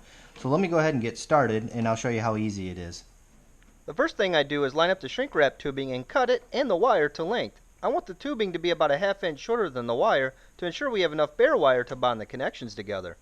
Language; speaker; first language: English; native; English